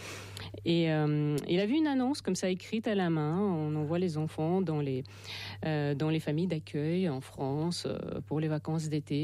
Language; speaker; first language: French; non-native, fluent; Russian